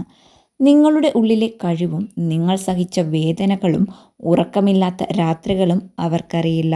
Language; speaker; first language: Malayalam; native; Malayalam